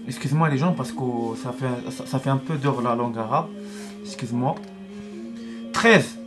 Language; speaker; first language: French; non-native, learner; Arabic